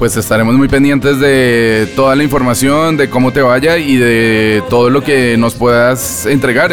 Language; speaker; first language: Spanish; native; Spanish